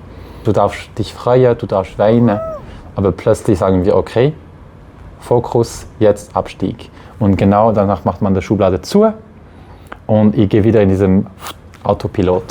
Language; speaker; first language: German; non-native, local second language; French